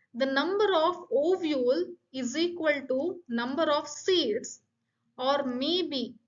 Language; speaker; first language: English; non-native, local second language; Kannada